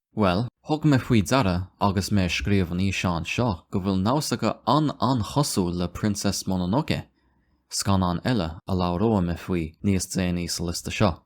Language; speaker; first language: Irish; non-native, local second language; English